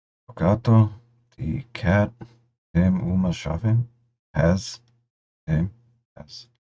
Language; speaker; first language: Portuguese; non-native, learner; English